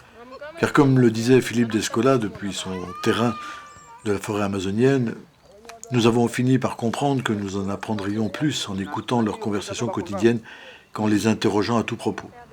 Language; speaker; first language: French; native; French